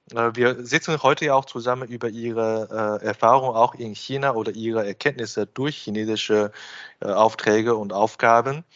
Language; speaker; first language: German; non-native, fluent; Chinese